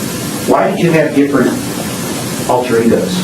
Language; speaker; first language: English; native; English